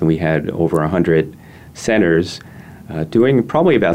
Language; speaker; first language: English; native; English